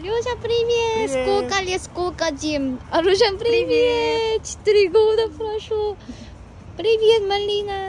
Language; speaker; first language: Russian; non-native, learner; Korean